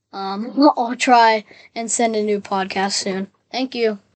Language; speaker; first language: English; native; English